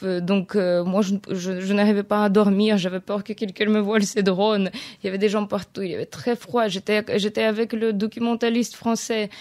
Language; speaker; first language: French; non-native, fluent; Ukrainian